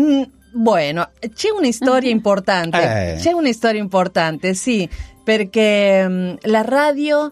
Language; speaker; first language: Italian; non-native, learner; Spanish